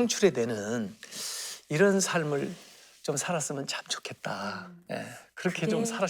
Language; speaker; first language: Korean; native; Korean